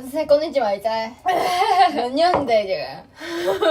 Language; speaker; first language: Korean; non-native, fluent; Chinese